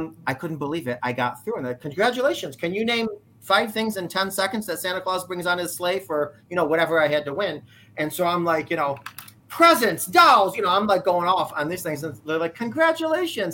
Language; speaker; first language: English; native; English